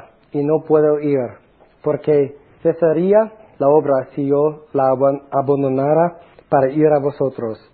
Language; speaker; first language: Spanish; non-native, fluent; English